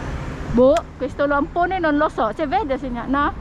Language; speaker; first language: Italian; non-native, learner; Filipino